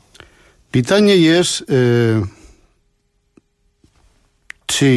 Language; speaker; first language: Polish; non-native, fluent; Spanish